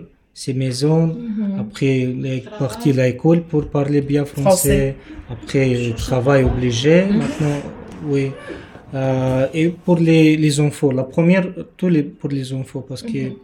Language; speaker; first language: French; non-native, learner; Romanian